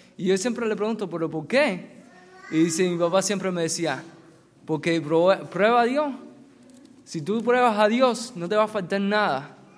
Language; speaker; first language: Spanish; native; Spanish